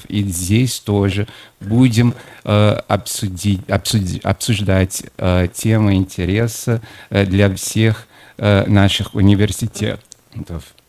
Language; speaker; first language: Russian; non-native, fluent; Portuguese